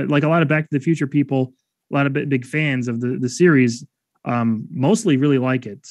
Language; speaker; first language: English; native; English